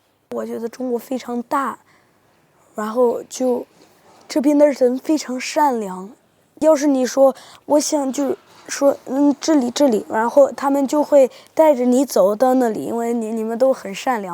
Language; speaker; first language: Chinese; early bilingual, heritage; Spanish